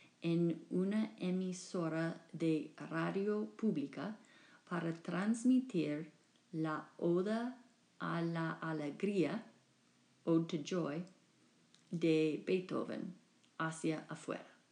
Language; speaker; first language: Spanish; non-native, fluent; English